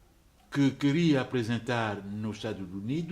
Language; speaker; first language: Portuguese; non-native, fluent; French